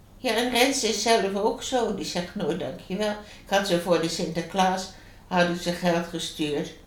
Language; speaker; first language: Dutch; native; Dutch